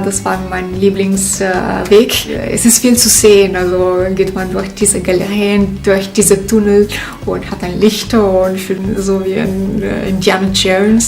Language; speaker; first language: German; non-native, fluent; Italian